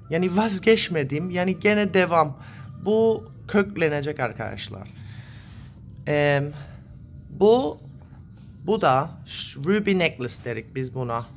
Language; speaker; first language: Turkish; native; Turkish